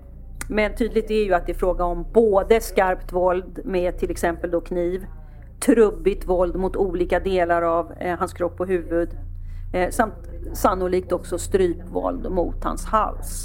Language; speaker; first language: Swedish; native; Swedish